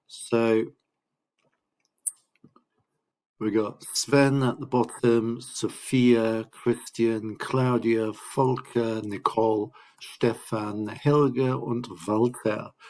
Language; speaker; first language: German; non-native, fluent; English